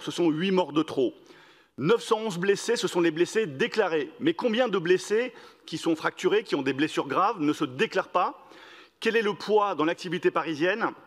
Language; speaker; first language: French; native; French